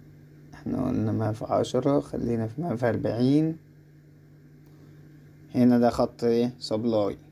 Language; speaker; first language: Arabic; native; Arabic